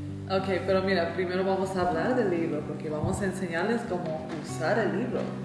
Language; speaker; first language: Spanish; early bilingual, heritage; Spanish